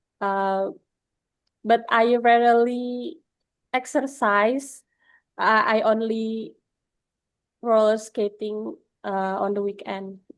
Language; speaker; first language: English; non-native, learner; Indonesian